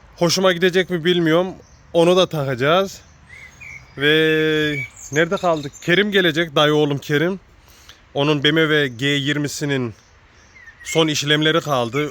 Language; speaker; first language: Turkish; early bilingual, heritage; Turkish